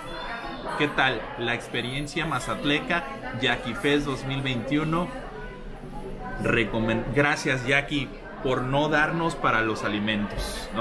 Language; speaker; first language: Spanish; native; Spanish